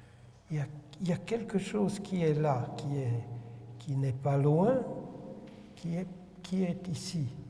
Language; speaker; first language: French; non-native, fluent; Hungarian